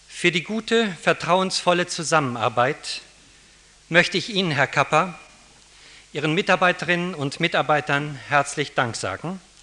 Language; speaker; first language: German; native; German